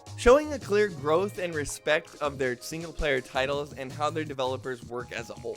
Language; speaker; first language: English; native; English